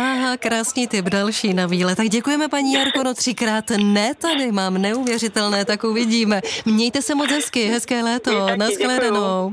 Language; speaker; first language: Czech; native; Czech